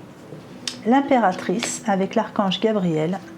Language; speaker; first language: French; native; French